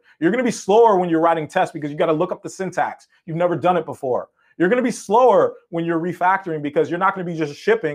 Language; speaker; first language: English; native; English